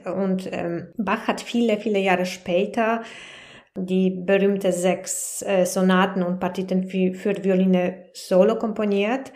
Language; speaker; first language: German; non-native, fluent; Polish